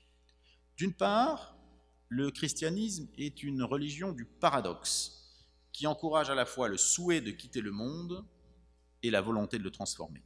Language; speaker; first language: French; native; French